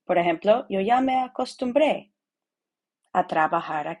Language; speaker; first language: Spanish; non-native, fluent; English